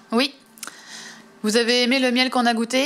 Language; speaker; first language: French; native; French